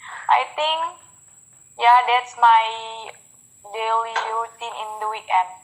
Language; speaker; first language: English; non-native, learner; Indonesian